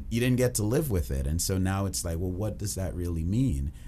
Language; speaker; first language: English; early bilingual, other home language; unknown